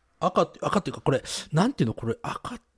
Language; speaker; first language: Japanese; native; Japanese